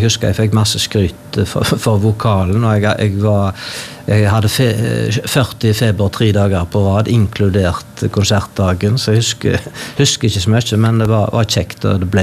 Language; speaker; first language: Norwegian; native; Norwegian